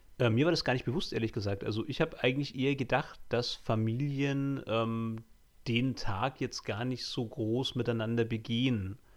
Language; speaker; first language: German; native; German